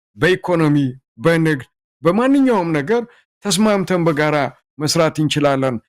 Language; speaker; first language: Amharic; non-native, local second language; Tigrinya